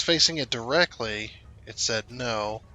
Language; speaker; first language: English; native; English